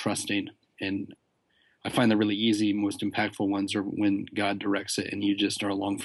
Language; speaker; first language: English; native; English